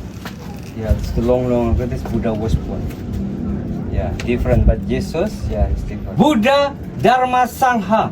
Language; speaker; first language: English; non-native, learner; Indonesian